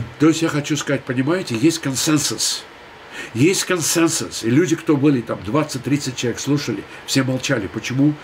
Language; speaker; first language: Russian; non-native, local second language; Armenian